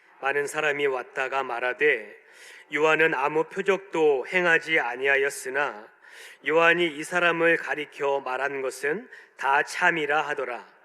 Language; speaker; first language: Korean; native; Korean